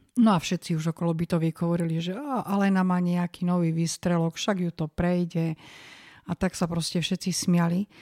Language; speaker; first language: Slovak; native; Slovak